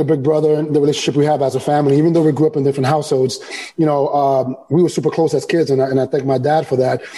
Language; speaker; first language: English; early bilingual, other home language; Spanish